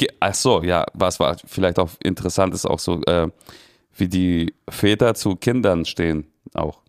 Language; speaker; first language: German; early bilingual, other home language; Russian